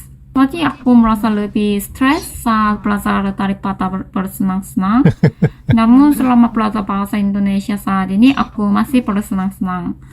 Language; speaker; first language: Indonesian; non-native, learner; Korean